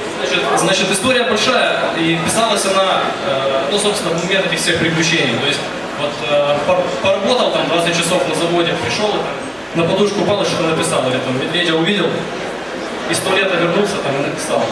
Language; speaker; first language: Russian; native; Russian